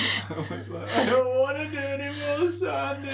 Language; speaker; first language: English; native; English